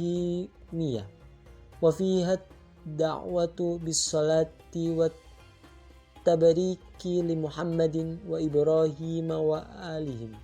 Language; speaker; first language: Arabic; non-native, learner; Indonesian